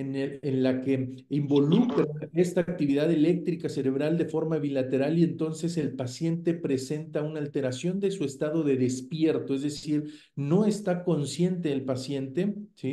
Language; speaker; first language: Spanish; native; Spanish